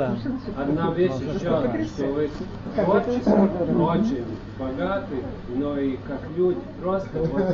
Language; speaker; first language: Russian; non-native, fluent; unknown